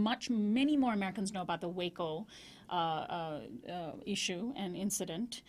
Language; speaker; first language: English; native; English